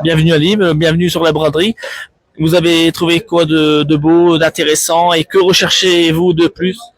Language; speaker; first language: French; native; French